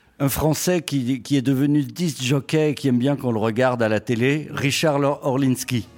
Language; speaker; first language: French; native; French